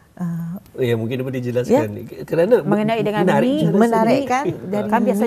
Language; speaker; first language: Malay; native; Malay